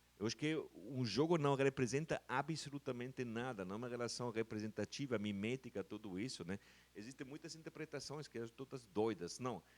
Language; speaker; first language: Portuguese; non-native, fluent; German